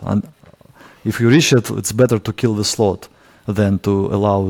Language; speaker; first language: English; non-native, fluent; Russian